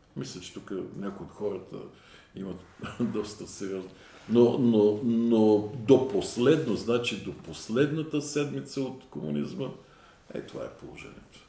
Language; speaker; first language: Bulgarian; native; Bulgarian